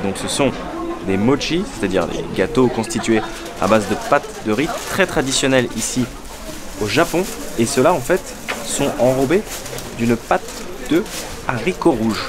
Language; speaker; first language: French; native; French